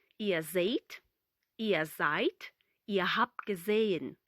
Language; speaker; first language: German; non-native, fluent; Ukrainian